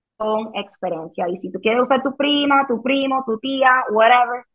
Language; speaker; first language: Spanish; early bilingual, heritage; Spanish